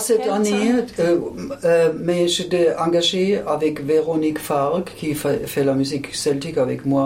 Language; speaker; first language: French; non-native, fluent; German